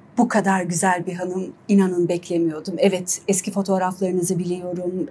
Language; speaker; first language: Turkish; native; Turkish